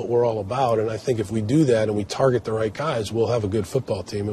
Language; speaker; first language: English; native; English